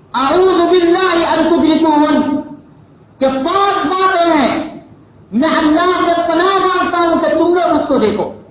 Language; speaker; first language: Urdu; native; Urdu